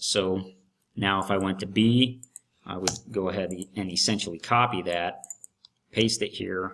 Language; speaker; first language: English; native; English